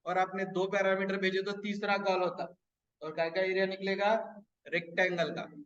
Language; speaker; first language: Hindi; non-native, local second language; Marathi